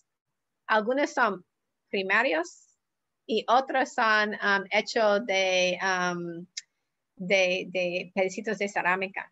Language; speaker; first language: Spanish; non-native, learner; English